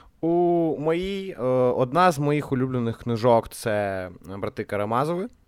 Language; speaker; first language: Ukrainian; native; Ukrainian